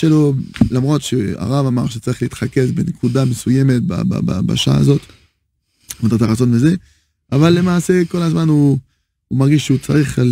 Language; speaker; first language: Hebrew; non-native, fluent; French